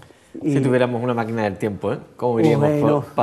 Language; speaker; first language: Spanish; native; Spanish